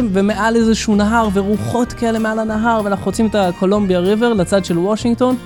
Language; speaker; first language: Hebrew; early bilingual, other home language; English